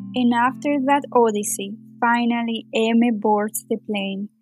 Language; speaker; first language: English; non-native, fluent; Spanish